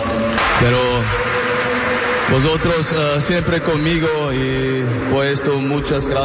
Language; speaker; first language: Spanish; non-native, learner; German